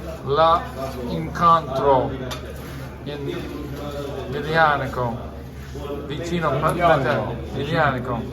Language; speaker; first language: Italian; non-native, learner; English